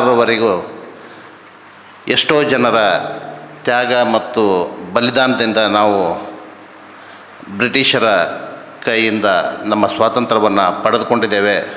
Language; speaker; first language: Kannada; native; Kannada